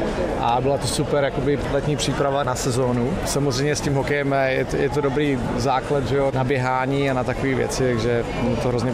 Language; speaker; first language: Czech; native; Czech